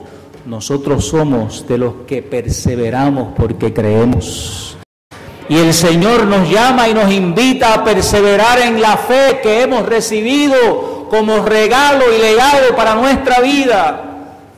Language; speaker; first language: Spanish; native; Spanish